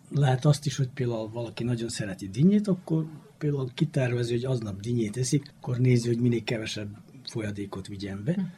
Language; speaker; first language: Hungarian; native; Hungarian